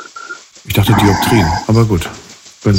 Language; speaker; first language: German; native; German